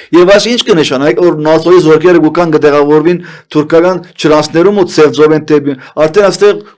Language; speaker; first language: Armenian; early bilingual, heritage; Armenian